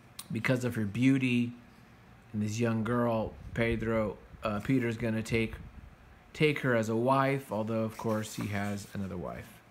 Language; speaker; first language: English; early bilingual, other home language; Spanish